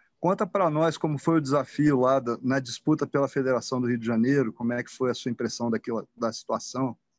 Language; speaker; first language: Portuguese; native; Portuguese